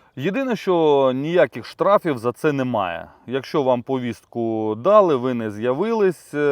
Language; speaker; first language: Ukrainian; non-native, local second language; Russian